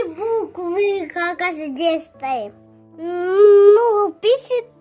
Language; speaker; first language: Russian; non-native, learner; Tajik